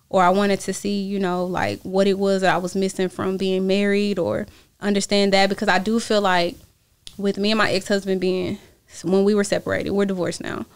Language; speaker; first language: English; native; English